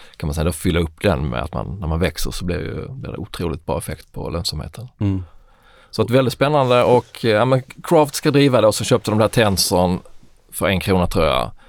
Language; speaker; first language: Swedish; native; Swedish